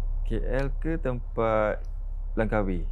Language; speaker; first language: Malay; native; Malay